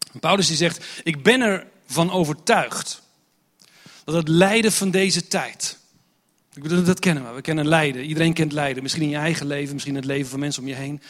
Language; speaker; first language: Dutch; non-native, fluent; English